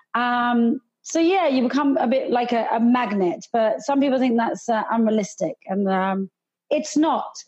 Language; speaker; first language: English; early bilingual, other home language; Hindi